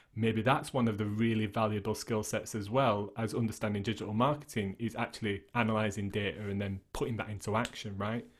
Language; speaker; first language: English; native; English